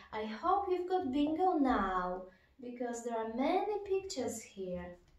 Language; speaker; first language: English; non-native, fluent; Polish